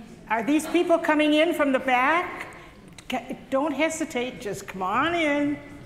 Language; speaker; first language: English; native; English